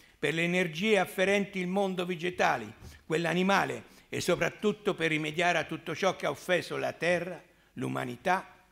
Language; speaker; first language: Italian; native; Italian